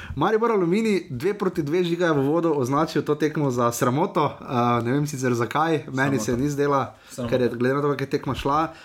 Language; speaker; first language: Slovenian; native; Slovenian